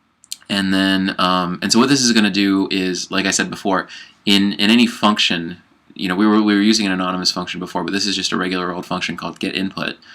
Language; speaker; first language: English; native; English